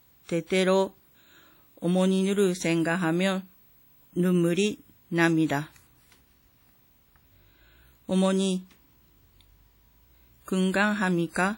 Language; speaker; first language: Korean; non-native, learner; Japanese